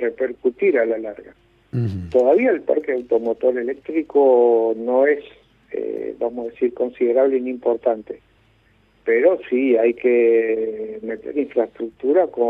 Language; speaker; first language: Spanish; native; Spanish